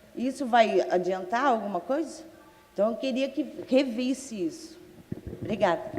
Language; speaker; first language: Portuguese; native; Portuguese